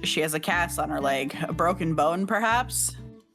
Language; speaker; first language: English; native; English